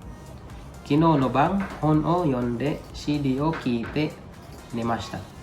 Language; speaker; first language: Japanese; non-native, fluent; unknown